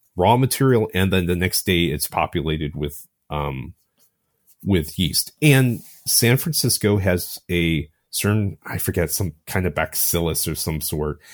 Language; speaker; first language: English; native; English